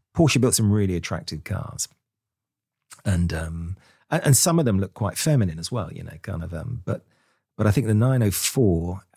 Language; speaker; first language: English; native; English